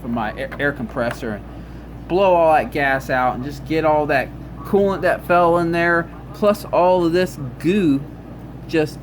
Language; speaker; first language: English; native; English